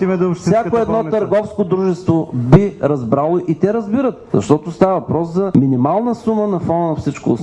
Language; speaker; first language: Bulgarian; native; Bulgarian